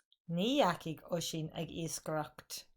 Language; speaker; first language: Irish; non-native, local second language; English